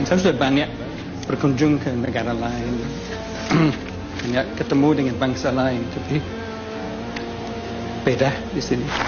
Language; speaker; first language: Indonesian; non-native, fluent; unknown